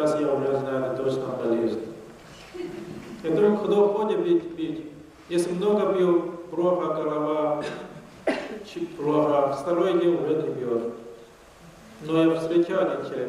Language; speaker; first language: Russian; non-native, learner; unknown